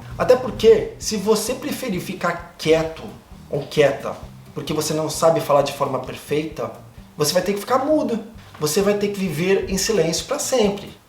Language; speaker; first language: Portuguese; native; Portuguese